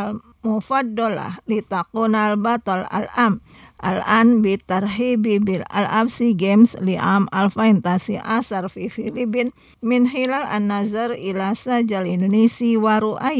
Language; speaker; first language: Arabic; non-native, learner; Indonesian